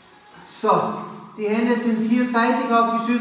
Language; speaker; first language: German; native; German